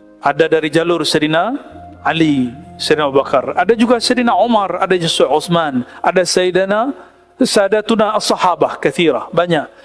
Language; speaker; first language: Malay; non-native, local second language; Minangkabau